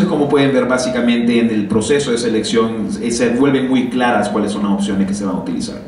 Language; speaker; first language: Spanish; native; Spanish